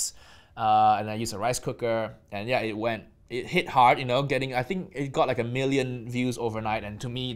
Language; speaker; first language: English; non-native, local second language; Chinese